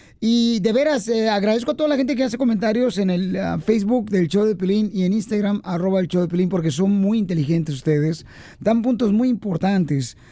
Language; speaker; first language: Spanish; native; Spanish